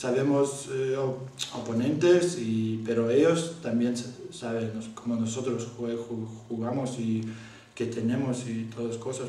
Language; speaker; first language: Spanish; non-native, learner; Lithuanian